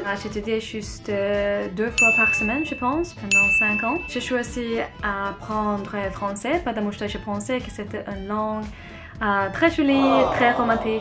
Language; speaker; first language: French; non-native, learner; Swedish